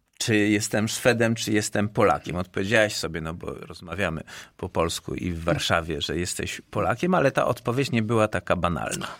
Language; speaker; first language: Polish; native; Polish